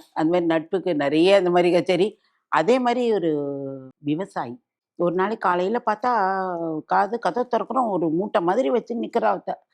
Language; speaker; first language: Tamil; native; Tamil